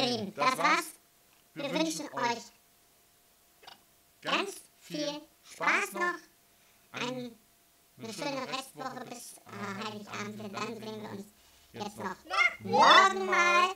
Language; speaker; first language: German; native; German